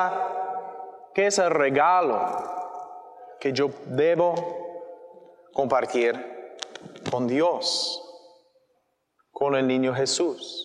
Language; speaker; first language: Spanish; non-native, learner; English